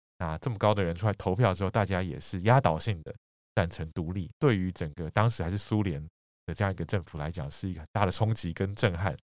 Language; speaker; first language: Chinese; native; Chinese